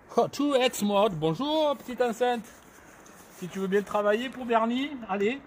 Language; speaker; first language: French; native; French